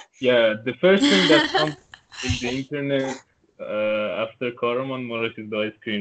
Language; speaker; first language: English; non-native, local second language; Turkish